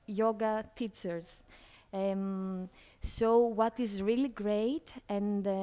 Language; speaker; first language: English; non-native, fluent; Greek